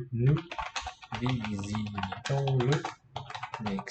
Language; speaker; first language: French; non-native, fluent; English